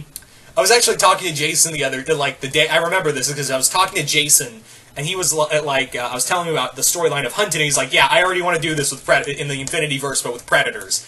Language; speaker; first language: English; native; English